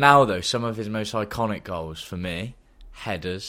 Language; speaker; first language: English; native; English